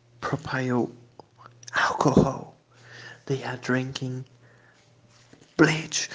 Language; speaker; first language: English; non-native, fluent; Portuguese